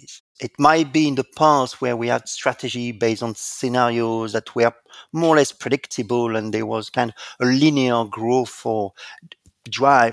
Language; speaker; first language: English; non-native, fluent; French